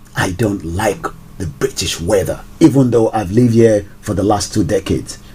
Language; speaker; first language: English; non-native, local second language; Yoruba